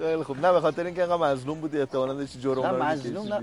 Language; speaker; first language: Persian; native; Persian